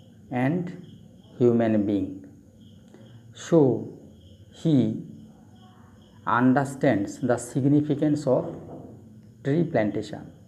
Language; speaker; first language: English; non-native, local second language; Bangla